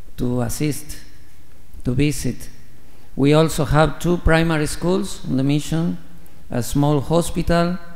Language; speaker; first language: English; non-native, learner; Spanish